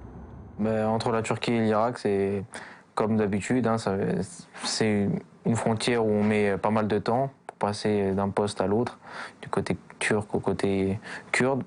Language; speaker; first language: French; early bilingual, other home language; Kurdish